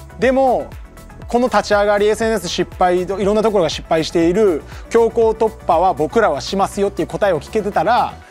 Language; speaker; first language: Japanese; native; Japanese